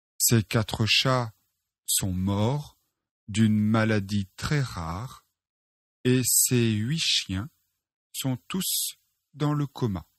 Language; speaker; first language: French; non-native, local second language; Arabic